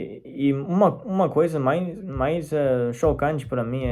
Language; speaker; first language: Portuguese; non-native, fluent; Chinese